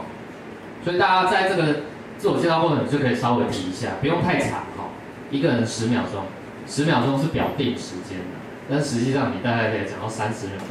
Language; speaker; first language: Chinese; native; Chinese